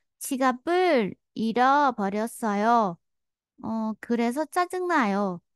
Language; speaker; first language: Korean; non-native, fluent; Vietnamese